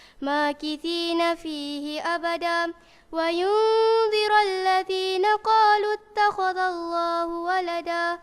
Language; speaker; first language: Arabic; non-native, learner; Malay